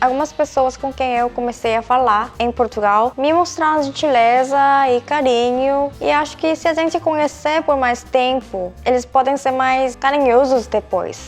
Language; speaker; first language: Portuguese; non-native, fluent; Korean